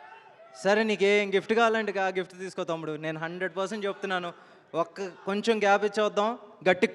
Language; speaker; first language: Telugu; native; Telugu